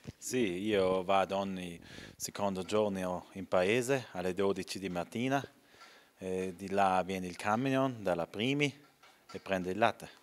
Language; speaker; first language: Italian; non-native, local second language; German